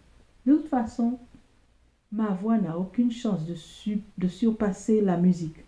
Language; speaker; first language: French; non-native, local second language; Haitian Creole